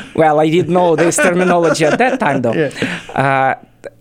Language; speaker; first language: English; non-native, fluent; Ukrainian